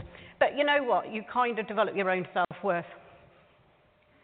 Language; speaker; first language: English; native; English